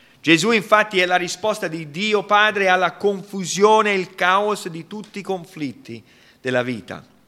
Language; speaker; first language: Italian; non-native, fluent; English